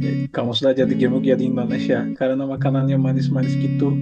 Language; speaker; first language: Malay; non-native, fluent; Turkish